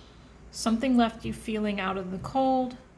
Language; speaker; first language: English; native; English